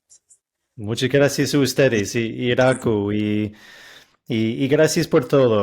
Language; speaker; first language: Spanish; non-native, fluent; English